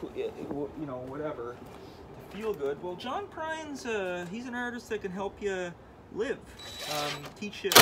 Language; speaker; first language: English; native; English